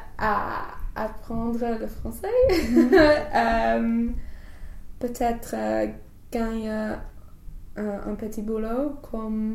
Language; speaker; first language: French; non-native, learner; English